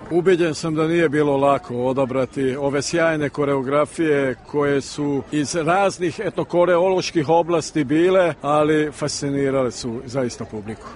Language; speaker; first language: Serbian; early bilingual, heritage; Serbian